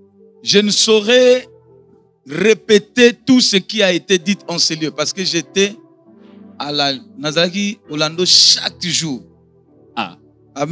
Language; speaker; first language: French; non-native, local second language; Lingala